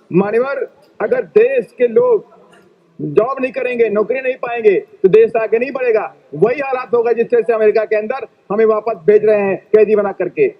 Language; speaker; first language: Hindi; native; Hindi